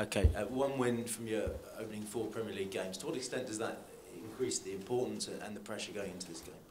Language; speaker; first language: English; native; English